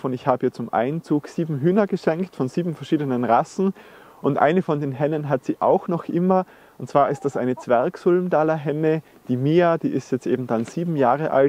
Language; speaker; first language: German; native; German